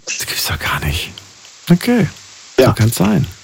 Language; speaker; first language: German; native; German